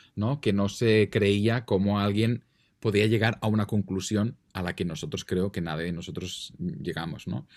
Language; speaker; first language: Spanish; native; Spanish